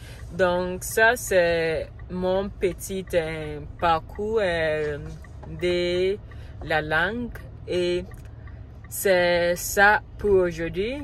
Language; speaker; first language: French; non-native, learner; Akan